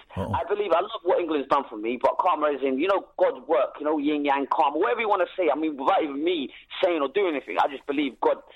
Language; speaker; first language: English; native; English